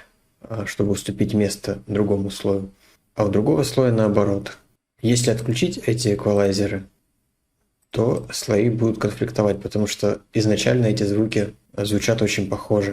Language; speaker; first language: Russian; native; Russian